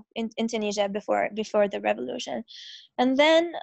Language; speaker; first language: English; non-native, fluent; Arabic